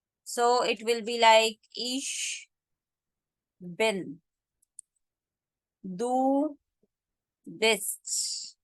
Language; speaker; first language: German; non-native, fluent; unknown